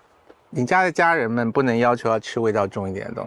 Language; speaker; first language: Chinese; native; Chinese